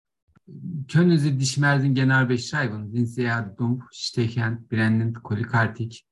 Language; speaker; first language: German; non-native, learner; Turkish